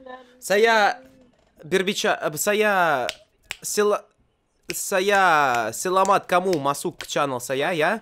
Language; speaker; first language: Indonesian; non-native, learner; Russian